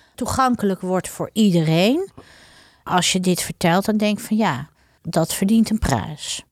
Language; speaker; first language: Dutch; early bilingual, other home language; Indonesian